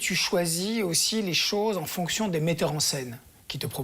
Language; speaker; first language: French; native; French